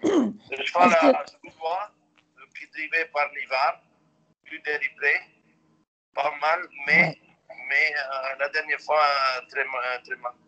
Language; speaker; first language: French; non-native, local second language; Dutch